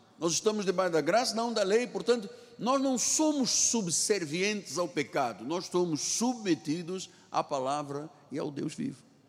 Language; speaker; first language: Portuguese; native; Portuguese